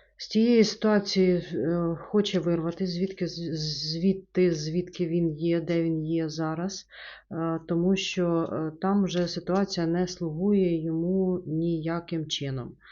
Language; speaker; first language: Ukrainian; non-native, local second language; Russian